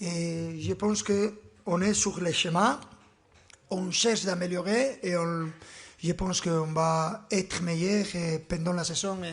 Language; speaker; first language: French; non-native, fluent; Spanish